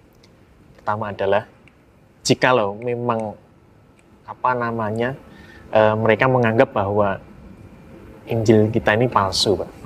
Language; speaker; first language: Indonesian; native; Indonesian